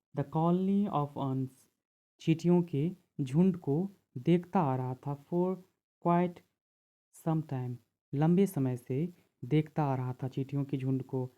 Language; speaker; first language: Hindi; native; Hindi